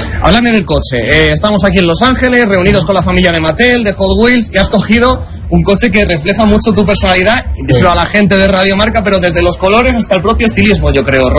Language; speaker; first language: Spanish; native; Spanish